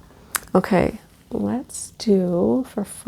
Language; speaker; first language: English; native; English